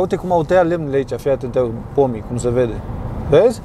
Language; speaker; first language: Romanian; native; Romanian